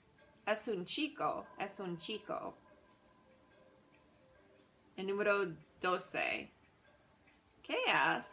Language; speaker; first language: Spanish; non-native, fluent; English